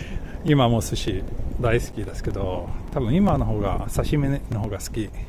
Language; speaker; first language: Japanese; non-native, learner; Swedish